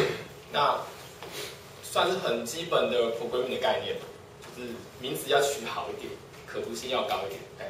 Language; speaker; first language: Chinese; native; Chinese